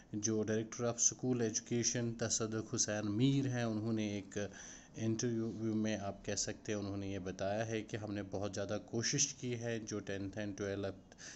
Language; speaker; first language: Hindi; non-native, local second language; Kashmiri